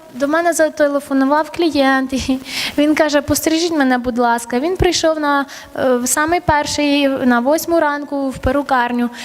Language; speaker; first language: Ukrainian; early bilingual, other home language; Armenian